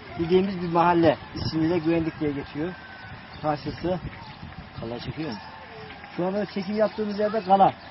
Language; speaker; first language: Turkish; native; Turkish